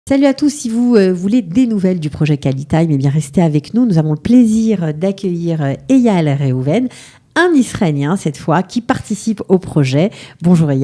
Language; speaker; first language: French; native; French